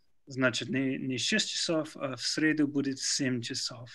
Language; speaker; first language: Russian; non-native, learner; English